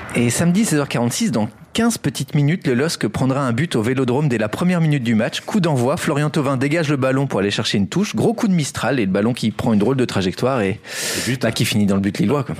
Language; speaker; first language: French; native; French